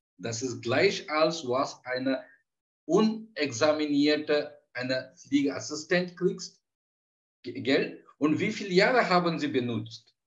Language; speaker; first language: German; non-native, learner; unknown